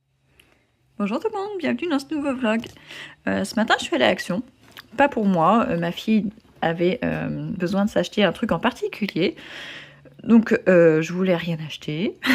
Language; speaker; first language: French; native; French